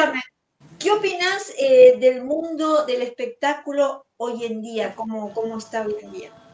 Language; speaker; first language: Spanish; native; Spanish